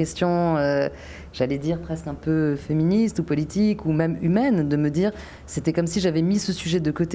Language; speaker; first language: French; native; French